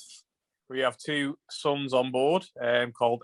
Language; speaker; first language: English; native; English